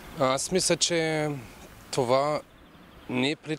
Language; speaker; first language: Bulgarian; non-native, learner; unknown